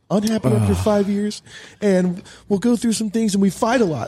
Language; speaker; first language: English; native; English